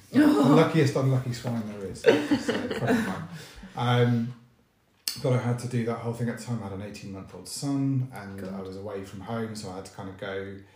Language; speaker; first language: English; native; English